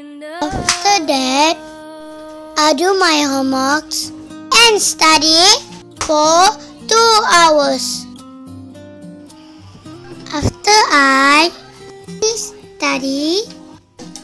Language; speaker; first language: English; non-native, learner; Malay